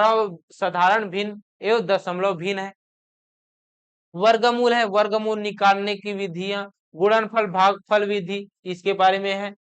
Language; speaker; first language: Hindi; native; Hindi